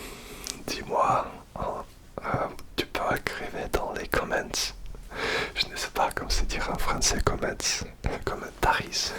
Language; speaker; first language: French; non-native, learner; Russian